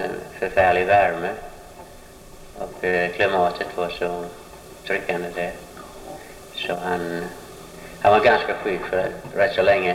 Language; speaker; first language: Swedish; early bilingual, heritage; Swedish